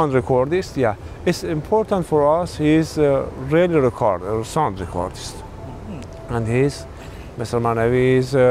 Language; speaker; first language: English; non-native, learner; Persian